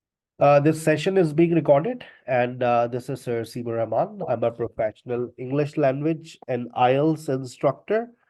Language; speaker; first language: English; non-native, fluent; Urdu